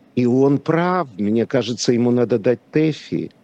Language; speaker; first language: Russian; non-native, local second language; Polish